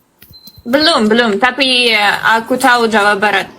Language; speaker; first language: Indonesian; non-native, fluent; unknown